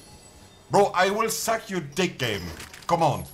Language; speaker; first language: English; non-native, fluent; German